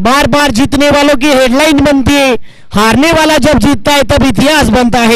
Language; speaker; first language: Hindi; non-native, local second language; Marathi